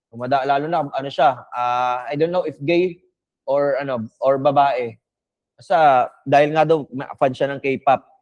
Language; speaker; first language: Filipino; non-native, local second language; Bikol